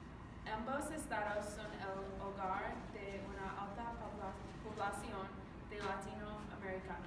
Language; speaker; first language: Spanish; non-native, learner; English